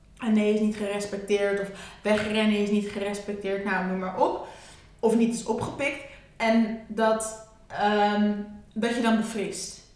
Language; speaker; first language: Dutch; native; Dutch